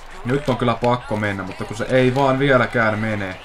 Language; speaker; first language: Finnish; native; Finnish